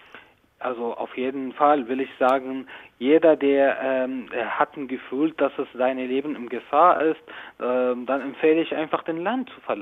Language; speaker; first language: German; non-native, learner; Arabic